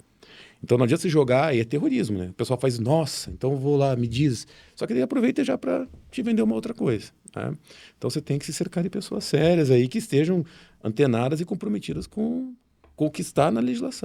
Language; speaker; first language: Portuguese; native; Portuguese